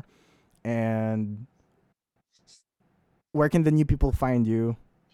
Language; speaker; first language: English; non-native, local second language; Filipino